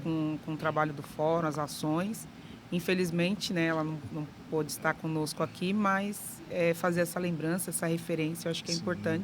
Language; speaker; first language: Portuguese; native; Portuguese